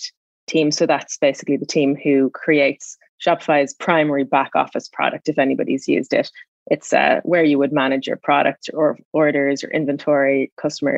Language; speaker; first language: English; native; English